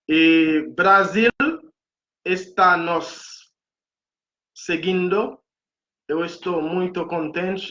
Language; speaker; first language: Portuguese; non-native, fluent; Haitian Creole